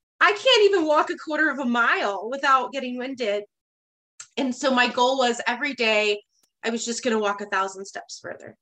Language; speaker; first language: English; native; English